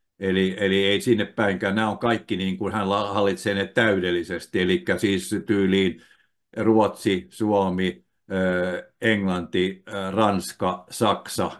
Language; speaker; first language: Finnish; native; Finnish